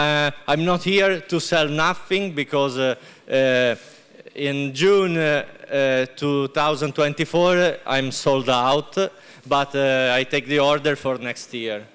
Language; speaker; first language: English; non-native, learner; Italian